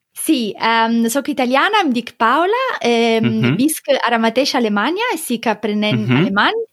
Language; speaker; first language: Catalan; non-native, fluent; Italian